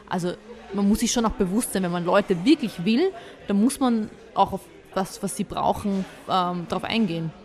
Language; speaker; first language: German; early bilingual, other home language; Bosnian